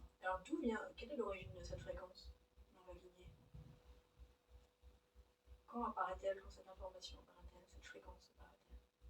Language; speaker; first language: French; native; French